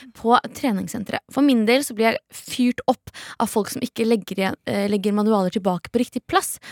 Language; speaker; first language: Norwegian; native; Norwegian